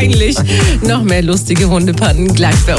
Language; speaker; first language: German; native; German